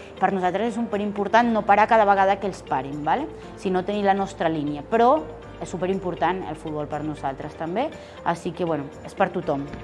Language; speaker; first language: Catalan; non-native, fluent; Spanish